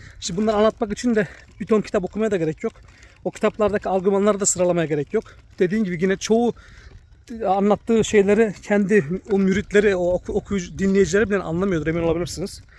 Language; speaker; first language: Turkish; early bilingual, heritage; Turkish